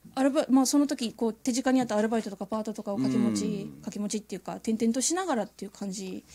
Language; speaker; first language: Japanese; native; Japanese